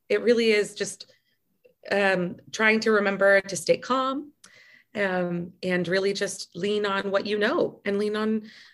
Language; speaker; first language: English; native; English